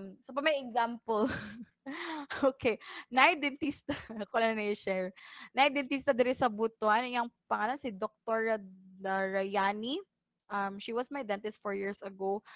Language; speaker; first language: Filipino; non-native, local second language; Cebuano